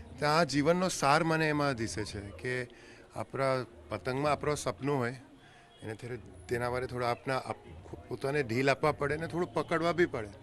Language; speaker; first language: Gujarati; native; Gujarati